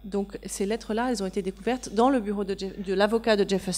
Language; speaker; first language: French; native; French